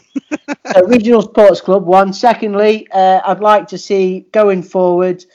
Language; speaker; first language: English; native; English